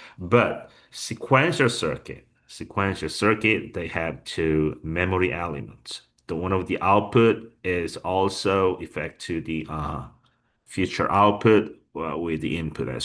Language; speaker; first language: English; non-native, fluent; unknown